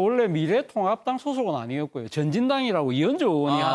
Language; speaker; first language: Korean; native; Korean